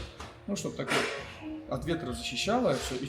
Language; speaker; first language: Russian; native; Russian